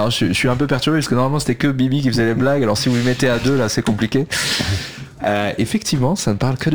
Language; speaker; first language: French; native; French